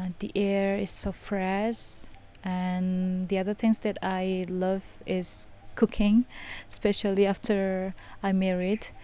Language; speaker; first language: English; non-native, fluent; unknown